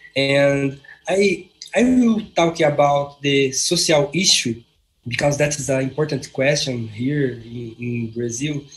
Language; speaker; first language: English; non-native, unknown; Portuguese